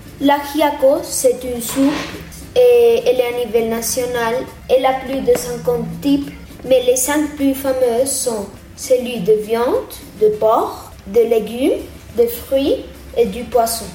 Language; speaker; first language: French; non-native, learner; Spanish